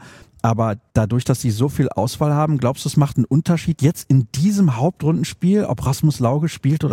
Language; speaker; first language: German; native; German